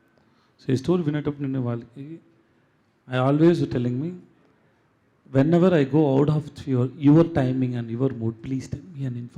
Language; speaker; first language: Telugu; non-native, learner; Tamil